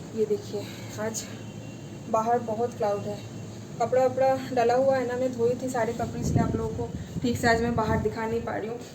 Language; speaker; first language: Hindi; non-native, local second language; Bangla